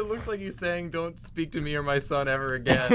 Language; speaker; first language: English; native; English